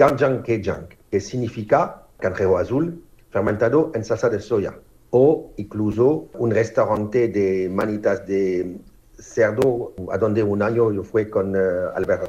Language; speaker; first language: Spanish; non-native, learner; French